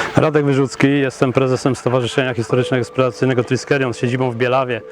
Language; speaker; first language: Polish; native; Polish